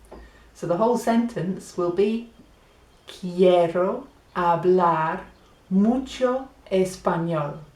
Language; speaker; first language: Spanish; non-native, fluent; English